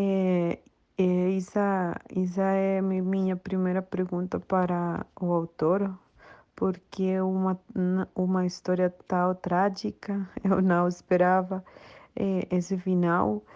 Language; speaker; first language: Portuguese; non-native, learner; Spanish